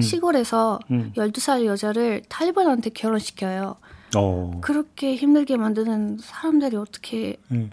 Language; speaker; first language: Korean; non-native, learner; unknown